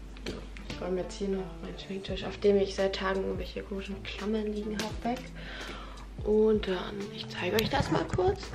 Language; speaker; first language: German; native; German